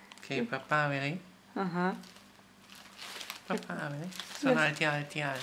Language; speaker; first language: Italian; non-native, learner; German